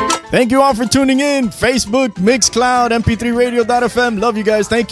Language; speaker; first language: English; early bilingual, other home language; Spanish